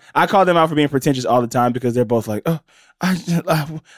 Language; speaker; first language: English; native; English